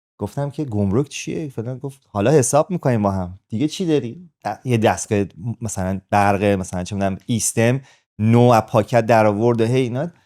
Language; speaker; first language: Persian; native; Persian